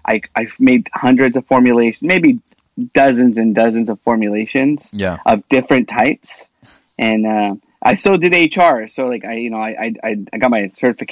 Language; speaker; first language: English; early bilingual, other home language; Spanish